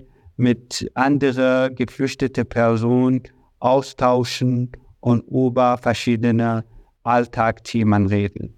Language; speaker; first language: German; non-native, learner; Arabic